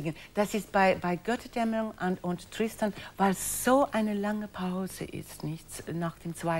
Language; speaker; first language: German; non-native, fluent; English